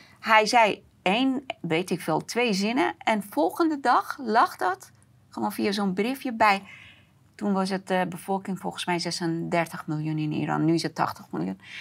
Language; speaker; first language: Dutch; non-native, fluent; Persian